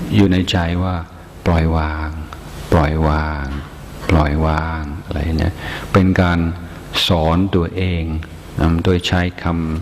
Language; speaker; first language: Thai; non-native, fluent; English